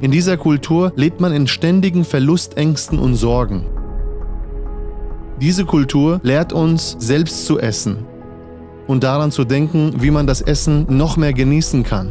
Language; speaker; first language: German; native; German